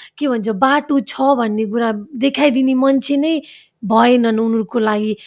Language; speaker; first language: Nepali; early bilingual, heritage; Nepali